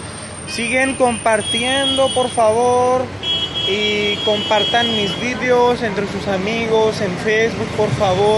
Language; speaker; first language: Spanish; non-native, fluent; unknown